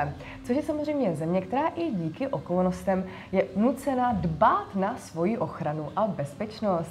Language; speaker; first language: Czech; native; Czech